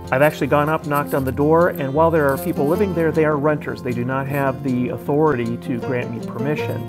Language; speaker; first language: English; native; English